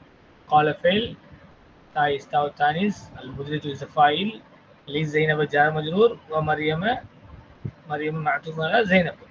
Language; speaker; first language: Arabic; non-native, fluent; Tamil